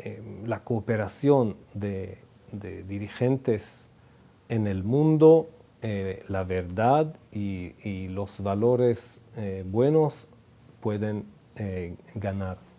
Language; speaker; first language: Spanish; non-native, fluent; Hebrew